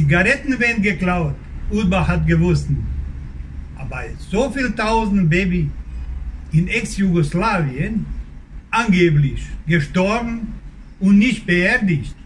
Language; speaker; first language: German; non-native, learner; Croatian